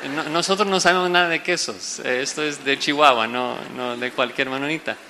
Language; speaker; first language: Spanish; non-native, fluent; English